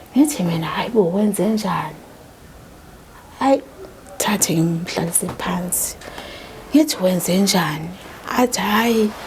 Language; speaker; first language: Zulu; native; Zulu